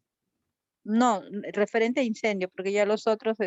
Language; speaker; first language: Spanish; native; Spanish